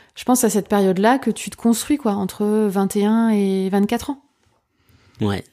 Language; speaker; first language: French; native; French